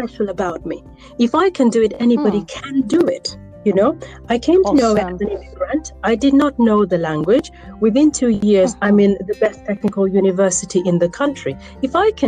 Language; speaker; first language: English; non-native, local second language; Acoli